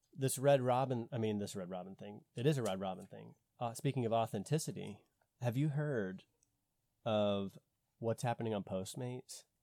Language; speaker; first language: English; native; English